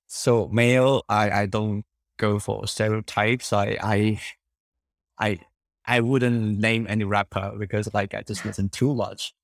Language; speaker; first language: English; non-native, local second language; Cantonese